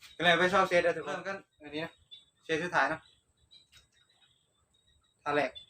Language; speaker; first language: Thai; non-native, local second language; Northeastern Thai